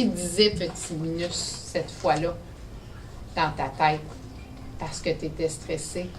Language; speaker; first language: French; native; French